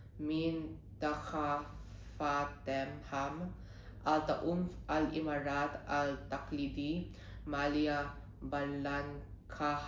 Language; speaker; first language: Arabic; non-native, learner; Filipino